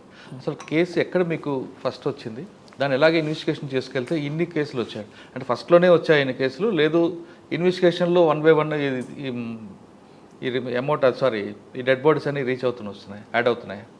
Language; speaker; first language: Telugu; native; Telugu